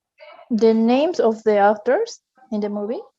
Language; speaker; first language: English; non-native, learner; Spanish